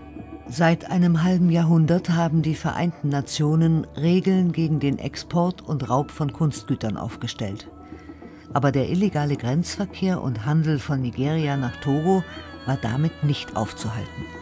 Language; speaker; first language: German; native; German